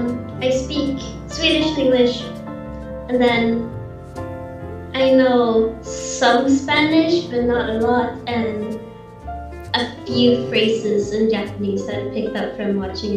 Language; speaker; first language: English; non-native, fluent; Swedish